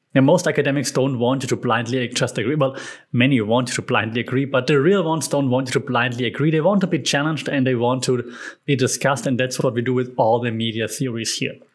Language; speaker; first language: English; non-native, fluent; German